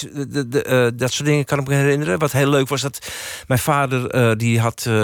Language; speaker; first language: Dutch; native; Dutch